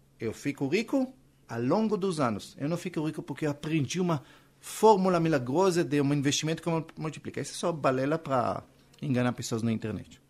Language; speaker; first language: Portuguese; non-native, fluent; Hebrew